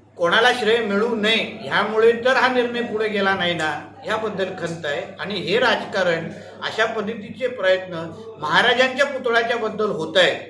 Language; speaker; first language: Marathi; native; Marathi